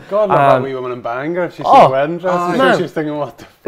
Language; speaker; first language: English; native; English